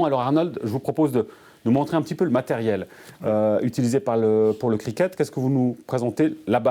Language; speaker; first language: French; native; French